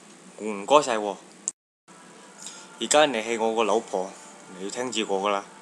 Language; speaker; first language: Cantonese; non-native, learner; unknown